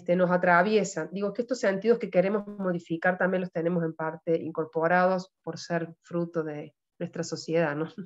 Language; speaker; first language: Spanish; native; Spanish